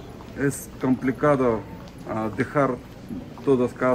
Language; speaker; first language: Spanish; non-native, learner; Ukrainian